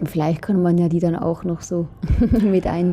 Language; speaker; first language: German; native; German